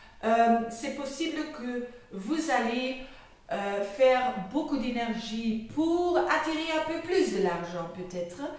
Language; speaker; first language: French; non-native, local second language; Dutch